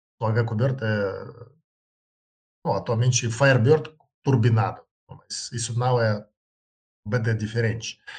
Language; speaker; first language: Portuguese; non-native, learner; Russian